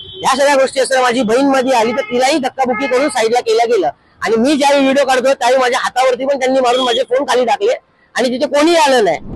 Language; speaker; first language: Marathi; non-native, local second language; Hindi